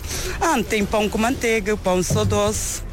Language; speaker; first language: Portuguese; non-native, local second language; Kabuverdianu